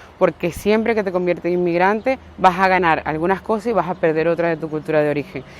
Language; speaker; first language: Spanish; native; Spanish